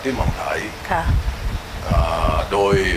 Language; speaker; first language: Thai; non-native, fluent; Indonesian